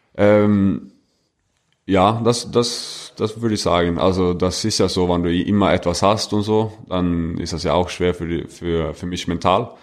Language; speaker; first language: German; non-native, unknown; Norwegian